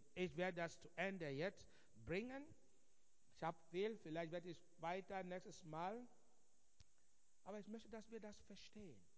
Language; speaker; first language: German; non-native, fluent; Igbo